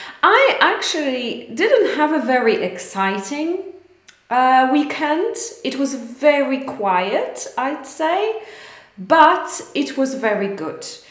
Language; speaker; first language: English; non-native, fluent; Polish